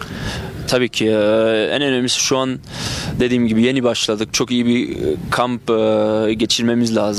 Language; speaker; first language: Turkish; early bilingual, other home language; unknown